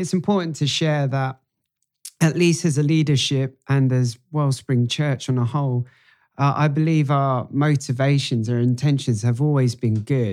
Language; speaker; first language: English; native; English